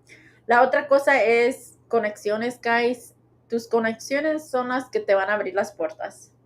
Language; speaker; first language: Spanish; early bilingual, heritage; Spanish